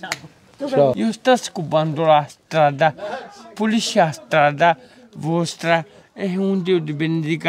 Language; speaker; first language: Italian; non-native, learner; Romanian